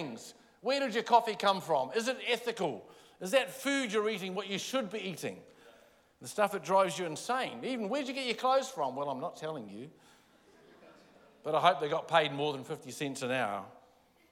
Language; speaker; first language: English; native; English